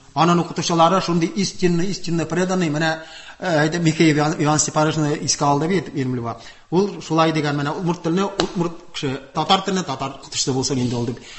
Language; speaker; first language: Tatar; non-native, local second language; Udmurt